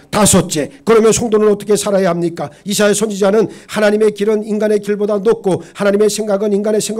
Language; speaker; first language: Korean; native; Korean